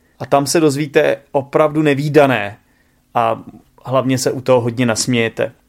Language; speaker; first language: Czech; native; Czech